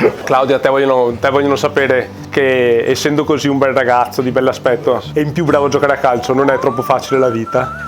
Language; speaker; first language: Italian; native; Italian